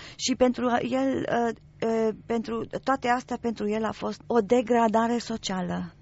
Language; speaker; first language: Romanian; non-native, local second language; German